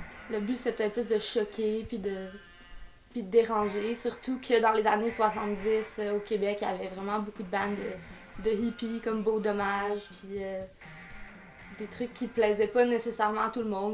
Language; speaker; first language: French; native; French